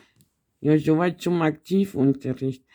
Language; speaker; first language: German; native; German